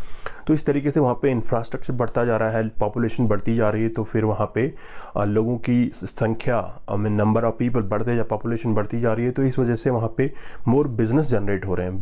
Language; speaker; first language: Hindi; native; Hindi